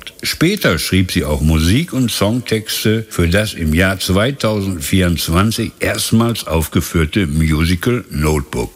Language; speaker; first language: German; native; German